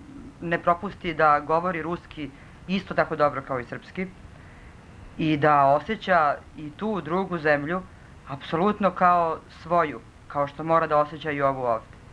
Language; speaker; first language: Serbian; early bilingual, other home language; Russian